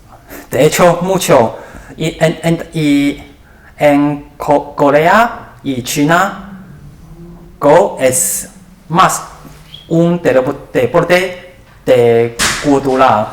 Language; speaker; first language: Spanish; non-native, learner; Chinese